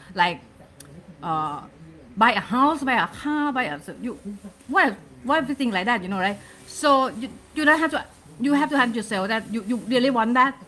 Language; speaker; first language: English; non-native, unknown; Thai